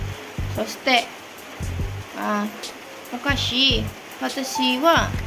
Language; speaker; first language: Japanese; non-native, learner; Indonesian